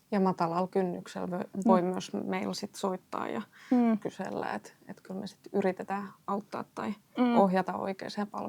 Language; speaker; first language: Finnish; native; Finnish